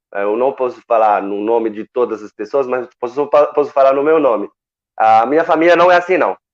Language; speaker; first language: Portuguese; non-native, fluent; Arabic